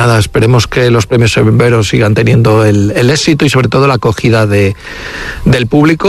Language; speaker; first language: Spanish; native; Spanish